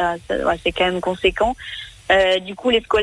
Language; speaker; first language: French; native; French